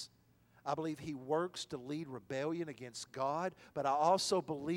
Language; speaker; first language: English; native; English